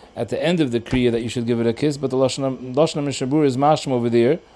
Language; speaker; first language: English; native; English